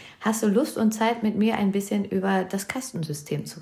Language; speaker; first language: German; early bilingual, other home language; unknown